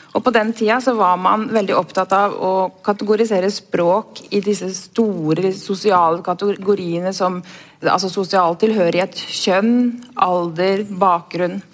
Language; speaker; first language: Norwegian; native; Norwegian